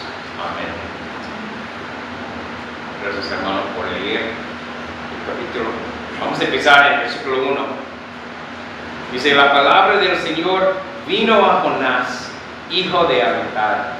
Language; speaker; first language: Spanish; non-native, fluent; English